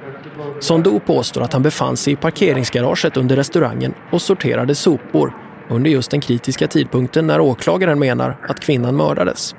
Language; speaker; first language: Swedish; native; Swedish